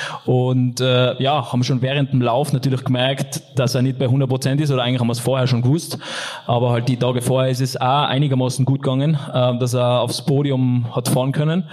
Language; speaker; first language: German; native; German